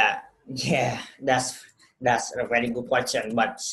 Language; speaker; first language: English; non-native, fluent; Vietnamese